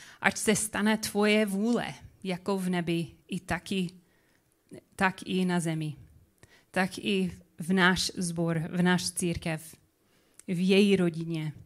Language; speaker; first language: Czech; non-native, learner; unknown